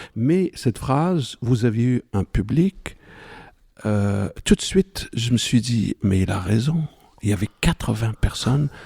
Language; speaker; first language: French; non-native, local second language; Arabic